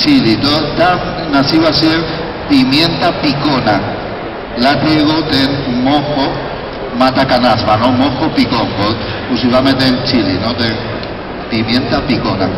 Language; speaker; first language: Polish; non-native, learner; Spanish